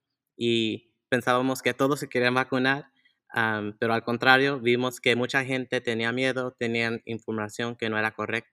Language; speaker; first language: Spanish; early bilingual, heritage; Spanish